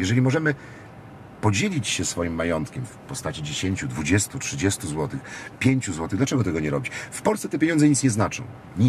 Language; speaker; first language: Polish; native; Polish